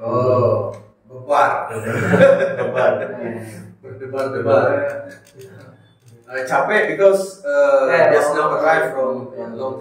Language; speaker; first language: English; non-native, learner; Indonesian